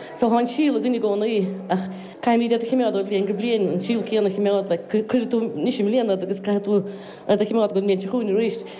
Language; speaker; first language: Irish; native; Irish